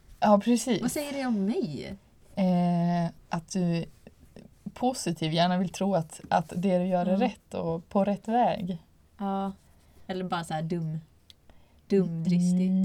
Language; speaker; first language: Swedish; native; Swedish